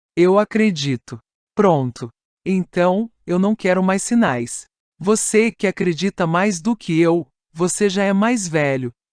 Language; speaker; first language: Portuguese; non-native, fluent; Italian